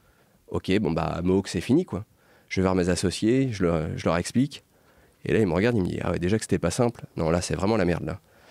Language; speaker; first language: French; native; French